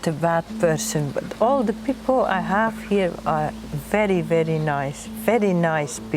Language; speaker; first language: English; non-native, learner; Dutch